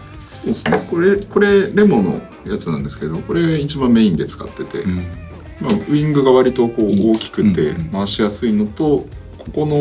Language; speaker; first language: Japanese; native; Japanese